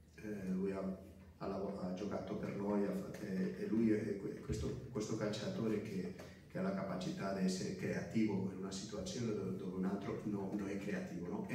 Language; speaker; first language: Italian; non-native, fluent; Spanish